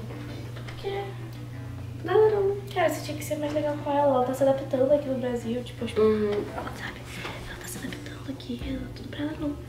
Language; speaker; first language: Portuguese; native; Portuguese